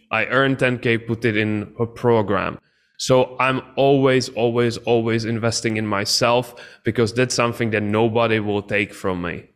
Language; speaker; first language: English; non-native, fluent; Czech